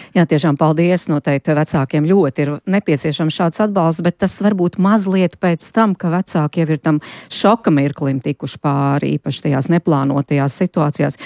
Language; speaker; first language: Latvian; native; Latvian